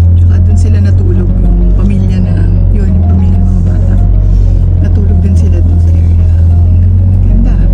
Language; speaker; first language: Filipino; native; Filipino